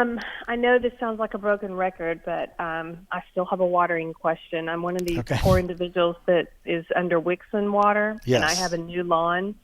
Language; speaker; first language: English; native; English